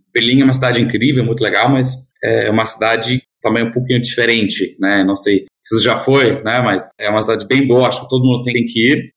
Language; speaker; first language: Portuguese; non-native, fluent; German